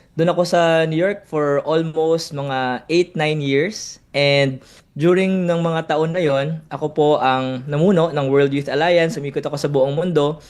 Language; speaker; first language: Filipino; non-native, local second language; Kinaray-a